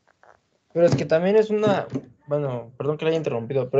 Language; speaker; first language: Spanish; native; Spanish